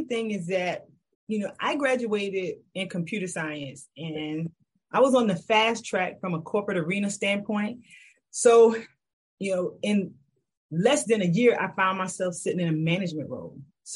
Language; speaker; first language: English; native; English